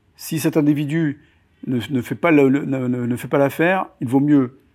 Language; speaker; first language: French; native; French